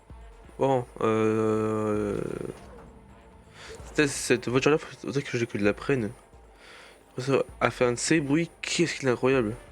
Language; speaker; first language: French; native; French